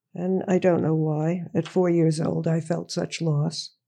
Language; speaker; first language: English; native; English